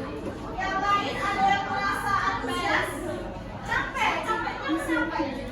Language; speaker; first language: Indonesian; native; Indonesian